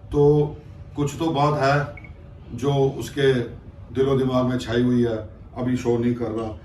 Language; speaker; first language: Hindi; non-native, local second language; Punjabi